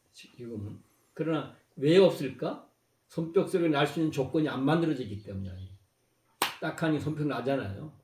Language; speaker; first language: Korean; native; Korean